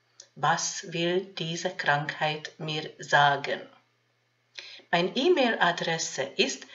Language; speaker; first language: German; non-native, fluent; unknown